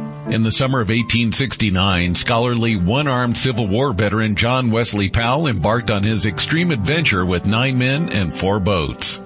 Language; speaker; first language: English; native; English